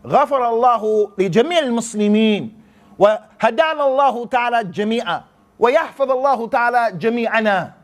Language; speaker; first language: Arabic; non-native, fluent; English